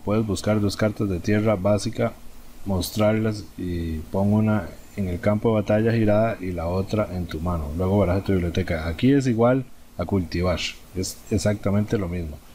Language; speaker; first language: Spanish; native; Spanish